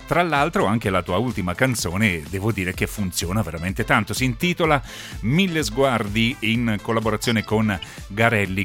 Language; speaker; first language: Italian; native; Italian